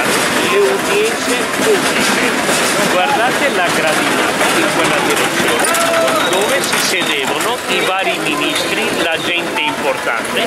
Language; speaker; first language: Italian; non-native, fluent; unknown